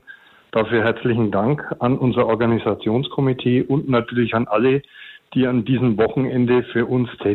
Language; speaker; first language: German; native; German